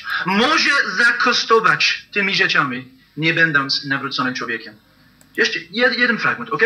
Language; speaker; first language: Polish; non-native, fluent; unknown